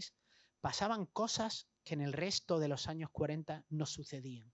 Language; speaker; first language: Spanish; native; Spanish